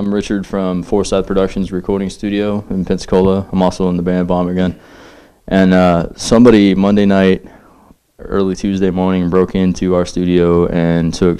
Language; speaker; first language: English; native; English